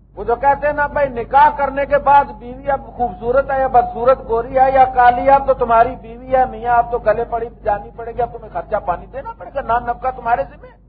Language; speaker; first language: Urdu; native; Urdu